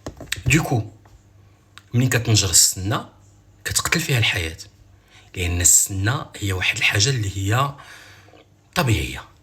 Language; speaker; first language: Arabic; native; Arabic